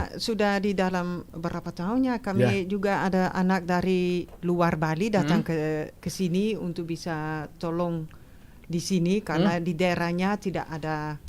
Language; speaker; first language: Indonesian; non-native, fluent; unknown